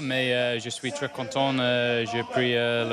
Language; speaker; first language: French; non-native, learner; English